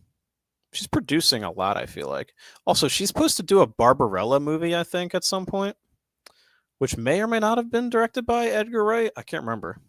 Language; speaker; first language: English; native; English